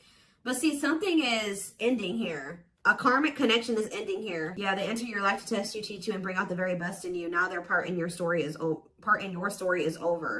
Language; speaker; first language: English; native; English